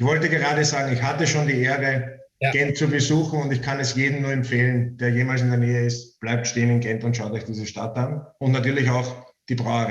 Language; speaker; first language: German; native; German